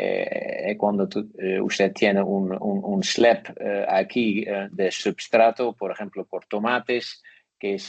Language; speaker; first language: Spanish; non-native, learner; Dutch